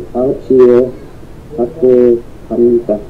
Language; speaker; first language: Korean; non-native, learner; Vietnamese